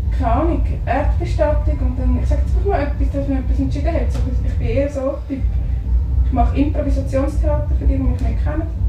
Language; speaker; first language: German; native; German